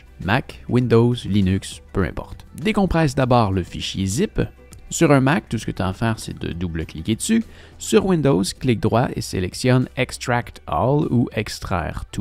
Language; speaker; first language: French; native; French